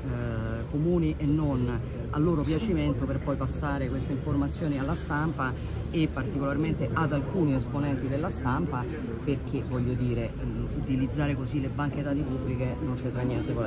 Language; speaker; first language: Italian; native; Italian